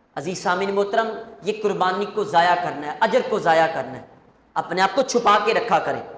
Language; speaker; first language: Urdu; non-native, local second language; Punjabi